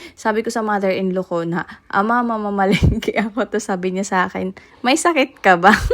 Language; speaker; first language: Filipino; native; Filipino